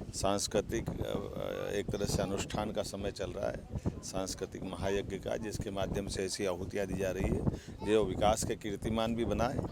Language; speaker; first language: Hindi; native; Hindi